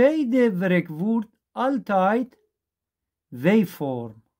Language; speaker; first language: Dutch; non-native, fluent; Persian